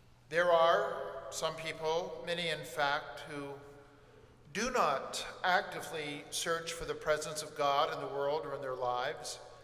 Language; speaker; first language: English; native; English